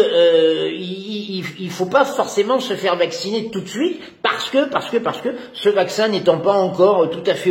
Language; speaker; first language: French; native; French